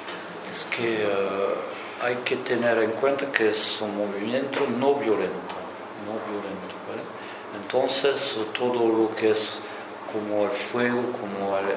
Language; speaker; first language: Spanish; non-native, fluent; French